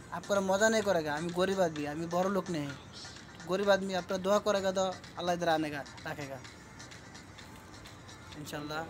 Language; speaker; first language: Hindi; non-native, learner; Bangla